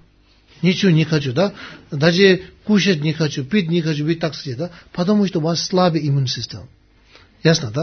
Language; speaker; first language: Russian; non-native, learner; Tibetan